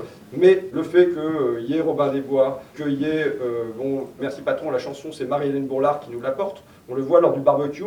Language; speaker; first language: French; native; French